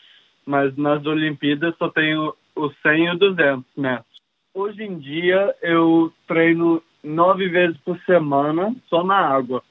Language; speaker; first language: Portuguese; early bilingual, heritage; English